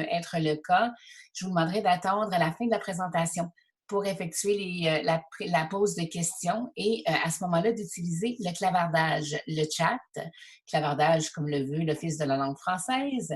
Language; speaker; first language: French; native; French